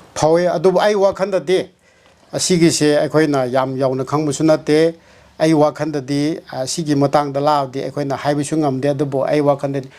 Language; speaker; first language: Manipuri; non-native, local second language; Tangkhul Naga (India)